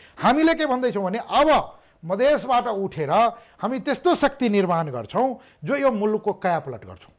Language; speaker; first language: Nepali; non-native, local second language; Maithili